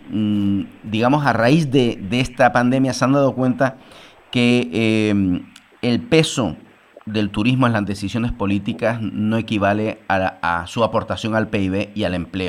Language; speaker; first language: Spanish; native; Spanish